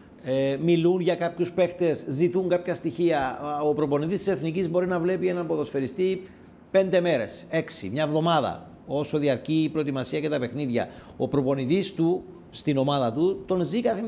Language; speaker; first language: Greek; native; Greek